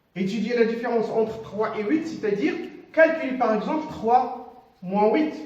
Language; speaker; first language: French; non-native, local second language; Arabic